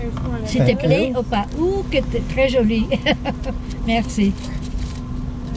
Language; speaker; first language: French; non-native, learner; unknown